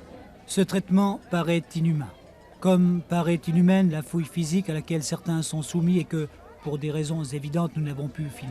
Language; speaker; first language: French; native; French